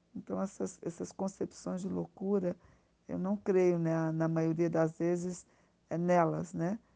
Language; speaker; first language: Portuguese; native; Portuguese